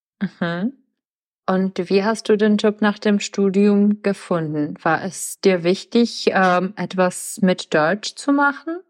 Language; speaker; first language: German; non-native, fluent; Czech